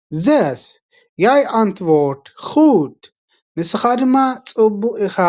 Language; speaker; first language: Dutch; non-native, fluent; Tigrinya